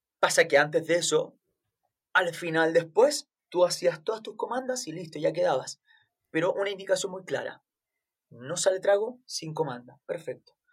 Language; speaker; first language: Spanish; native; Spanish